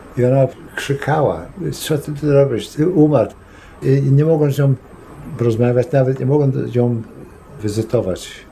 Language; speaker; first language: Polish; early bilingual, heritage; Polish